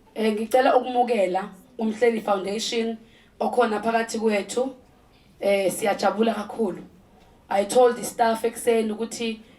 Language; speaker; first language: Zulu; native; Zulu